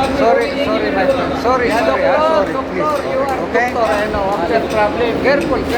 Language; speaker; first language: English; non-native, learner; Filipino